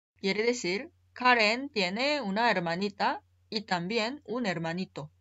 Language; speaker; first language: Spanish; non-native, fluent; Korean